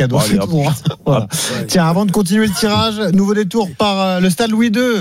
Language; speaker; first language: French; native; French